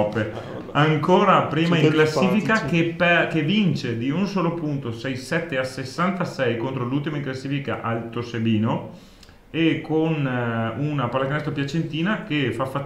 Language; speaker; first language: Italian; native; Italian